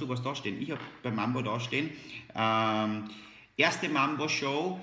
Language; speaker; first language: German; native; German